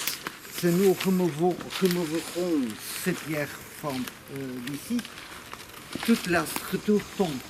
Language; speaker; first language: French; non-native, learner; Portuguese